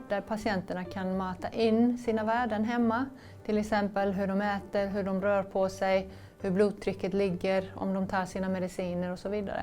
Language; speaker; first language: Swedish; native; Swedish